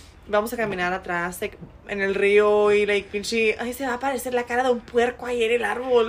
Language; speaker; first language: Spanish; early bilingual, heritage; Spanish